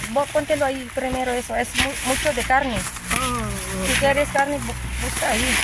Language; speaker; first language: Spanish; non-native, learner; Filipino